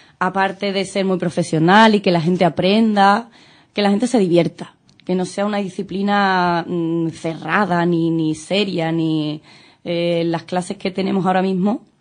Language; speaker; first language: Spanish; native; Spanish